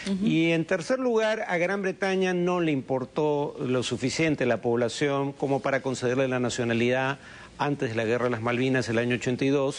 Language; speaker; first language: Spanish; native; Spanish